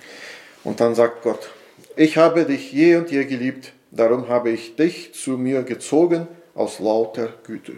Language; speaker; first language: German; non-native, fluent; Portuguese